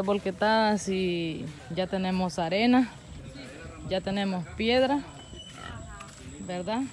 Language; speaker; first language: Spanish; native; Spanish